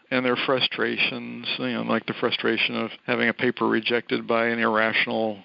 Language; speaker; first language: English; native; English